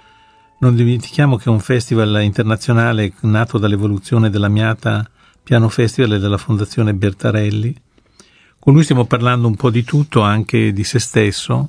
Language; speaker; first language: Italian; native; Italian